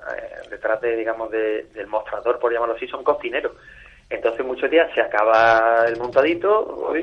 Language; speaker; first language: Spanish; native; Spanish